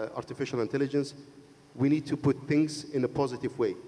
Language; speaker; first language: English; non-native, fluent; Arabic